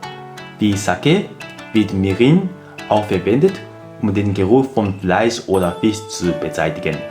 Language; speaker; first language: German; non-native, fluent; Japanese